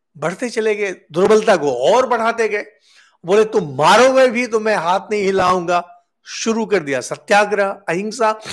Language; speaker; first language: Hindi; non-native, local second language; Bangla